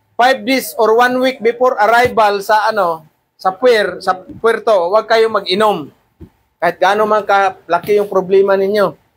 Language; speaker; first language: Filipino; non-native, local second language; Cebuano